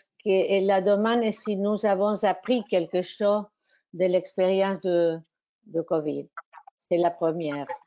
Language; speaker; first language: French; non-native, fluent; Spanish